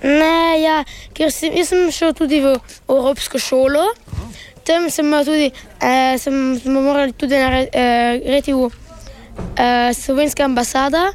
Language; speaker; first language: Slovenian; early bilingual, heritage; Italian